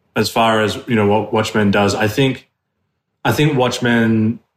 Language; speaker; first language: English; native; English